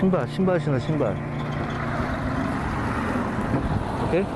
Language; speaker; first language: Korean; native; Korean